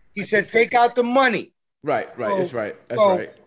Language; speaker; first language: English; native; English